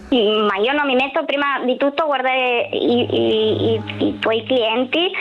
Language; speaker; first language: Italian; non-native, fluent; Spanish